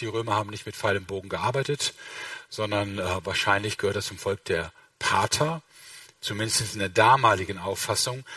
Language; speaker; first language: German; native; German